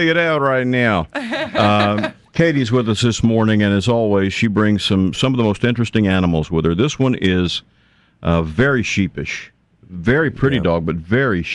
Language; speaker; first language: English; native; English